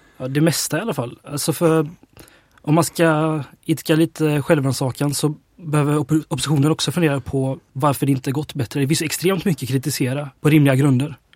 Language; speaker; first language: Swedish; early bilingual, other home language; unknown